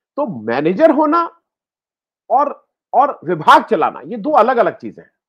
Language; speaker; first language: Hindi; native; Hindi